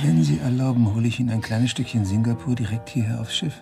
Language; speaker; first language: German; native; German